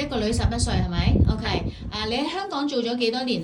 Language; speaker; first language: Cantonese; native; Cantonese